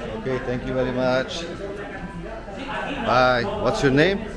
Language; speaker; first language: English; non-native, learner; Turkish